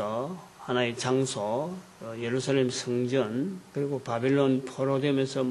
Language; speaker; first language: Korean; native; Korean